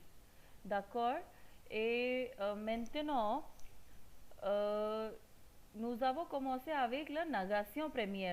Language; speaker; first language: French; non-native, fluent; Hindi